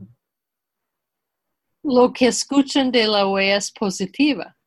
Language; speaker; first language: Spanish; non-native, fluent; English